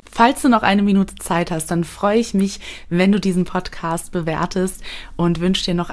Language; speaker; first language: German; native; German